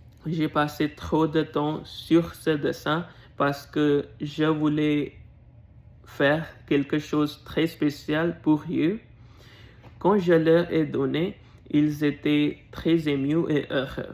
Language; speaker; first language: French; non-native, learner; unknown